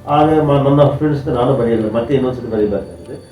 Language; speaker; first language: Kannada; non-native, local second language; Telugu